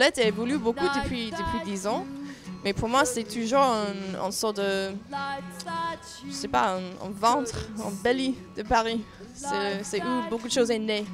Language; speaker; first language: French; non-native, learner; English